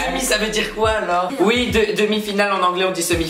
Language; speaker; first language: French; native; French